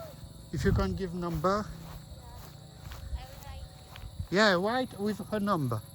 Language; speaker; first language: English; non-native, learner; French